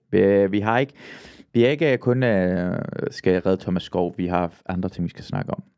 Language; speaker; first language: Danish; early bilingual, other home language; Persian